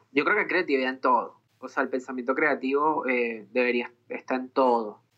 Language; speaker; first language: Spanish; native; Spanish